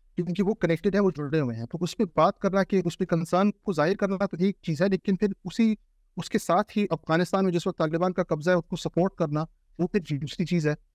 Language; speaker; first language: Urdu; non-native, local second language; Pashto